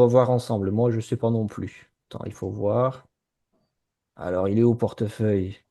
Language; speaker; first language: French; non-native, fluent; Azerbaijani